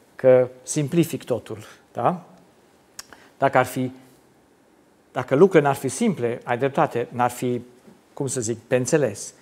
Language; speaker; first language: Romanian; non-native, local second language; German